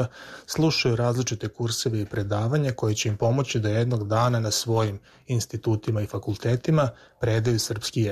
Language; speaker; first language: Serbian; native; Serbian